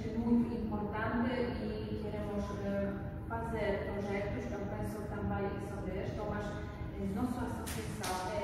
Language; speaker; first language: Portuguese; non-native, learner; Polish